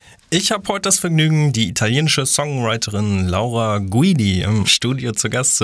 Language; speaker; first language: German; native; German